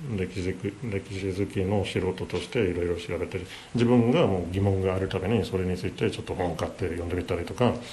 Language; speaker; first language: Japanese; non-native, fluent; English